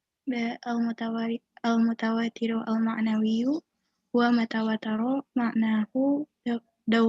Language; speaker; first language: Arabic; non-native, learner; Indonesian